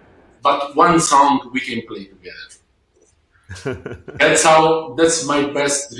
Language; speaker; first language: English; non-native, learner; Italian